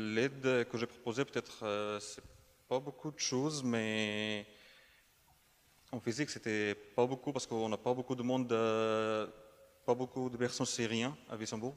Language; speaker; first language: French; non-native, fluent; Arabic